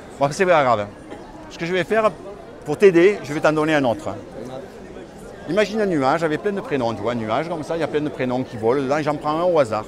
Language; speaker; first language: French; native; French